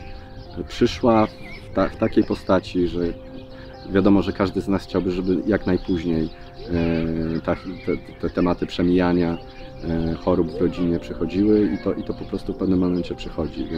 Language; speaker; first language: Polish; native; Polish